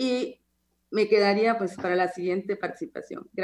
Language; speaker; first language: Spanish; native; Spanish